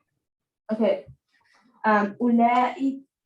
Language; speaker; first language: Arabic; non-native, learner; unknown